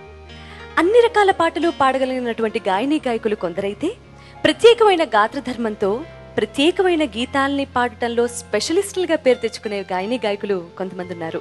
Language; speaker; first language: Telugu; native; Telugu